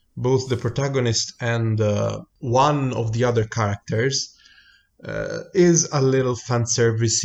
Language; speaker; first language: English; non-native, fluent; Italian